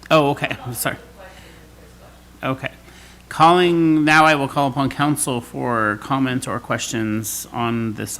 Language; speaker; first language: English; native; English